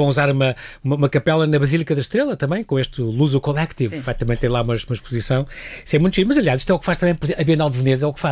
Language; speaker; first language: Portuguese; native; Portuguese